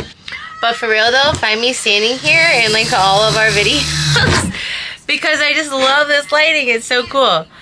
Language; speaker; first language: English; native; English